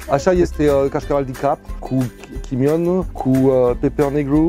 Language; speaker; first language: Romanian; non-native, learner; French